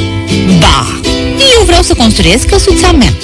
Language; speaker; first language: Romanian; native; Romanian